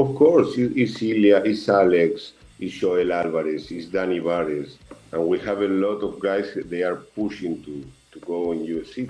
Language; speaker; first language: English; non-native, learner; Spanish